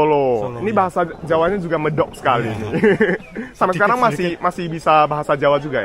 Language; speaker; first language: Indonesian; non-native, fluent; Chinese